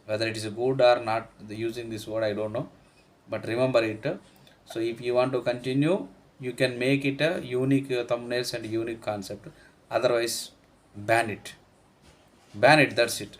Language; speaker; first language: English; non-native, local second language; Telugu